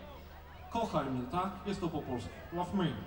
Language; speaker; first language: Polish; non-native, learner; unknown